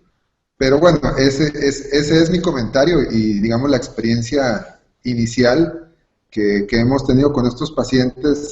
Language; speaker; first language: Spanish; native; Spanish